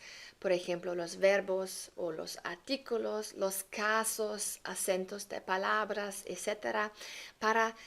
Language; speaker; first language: Spanish; non-native, fluent; German